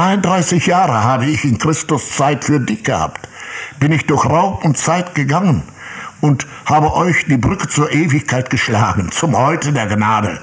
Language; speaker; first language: German; native; German